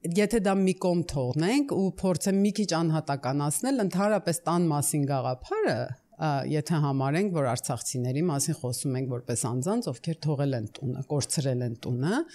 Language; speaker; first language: Armenian; early bilingual, heritage; Armenian